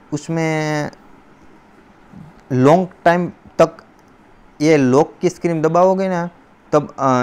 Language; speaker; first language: Hindi; non-native, local second language; Gujarati